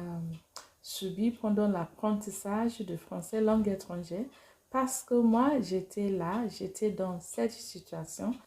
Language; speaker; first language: French; non-native, fluent; Igbo